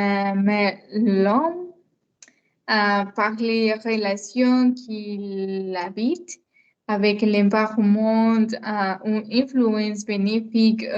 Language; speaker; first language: French; non-native, learner; Spanish